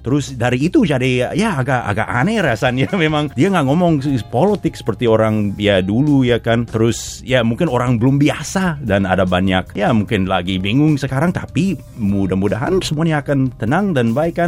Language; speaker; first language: Indonesian; non-native, fluent; English